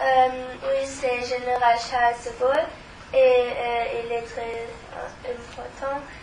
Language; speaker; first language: French; non-native, learner; German